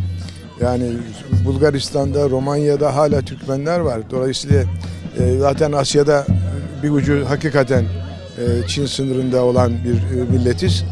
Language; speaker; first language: Turkish; native; Turkish